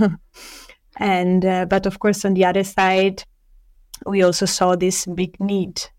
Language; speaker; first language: English; non-native, fluent; Italian